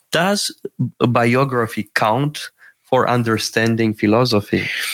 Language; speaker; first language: English; non-native, fluent; Romanian